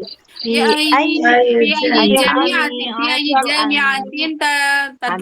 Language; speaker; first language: Arabic; non-native, learner; Indonesian